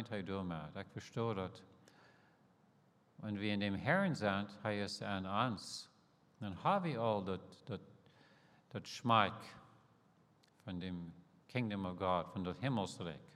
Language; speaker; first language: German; early bilingual, heritage; Plautdietsch